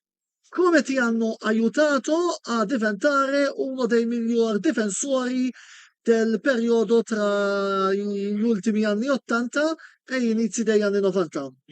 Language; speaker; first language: Italian; non-native, fluent; Maltese